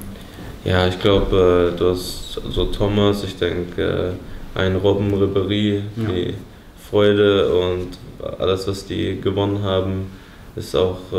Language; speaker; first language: German; early bilingual, heritage; English